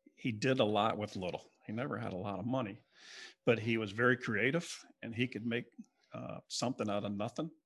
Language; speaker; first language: English; native; English